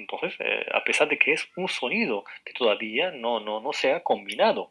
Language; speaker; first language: Spanish; non-native, fluent; Arabic